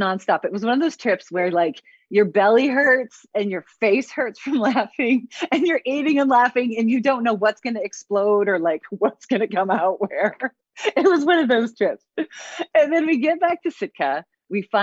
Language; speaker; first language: English; native; English